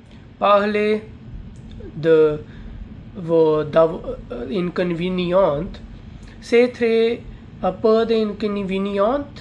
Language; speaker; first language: French; non-native, learner; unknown